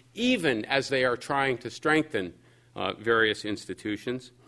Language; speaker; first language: English; native; English